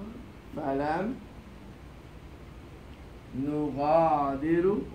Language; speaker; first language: Arabic; non-native, fluent; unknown